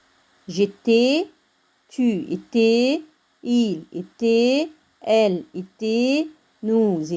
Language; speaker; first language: French; non-native, fluent; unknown